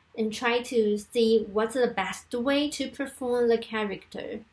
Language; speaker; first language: English; non-native, fluent; Chinese